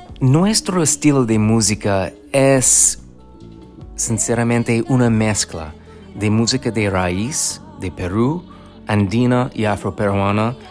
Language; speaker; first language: Spanish; non-native, fluent; English